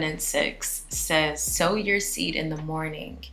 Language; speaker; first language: English; native; English